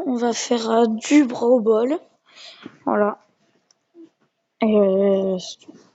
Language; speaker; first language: French; native; French